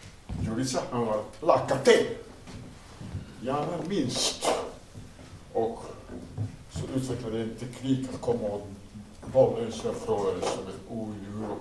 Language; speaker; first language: Swedish; non-native, fluent; Croatian